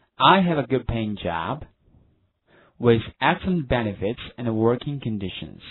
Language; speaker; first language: English; non-native, fluent; Chinese